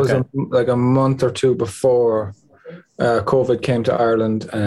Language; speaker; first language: English; native; English